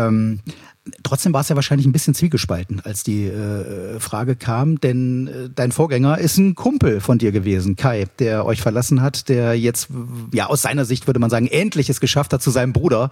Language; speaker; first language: German; native; German